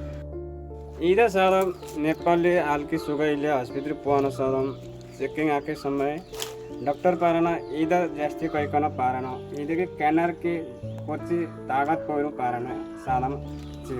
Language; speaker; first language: Malayalam; non-native, learner; Nepali